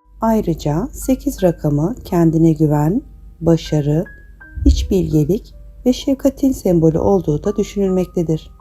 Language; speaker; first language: Turkish; native; Turkish